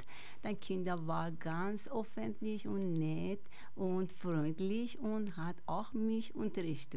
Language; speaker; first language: German; non-native, learner; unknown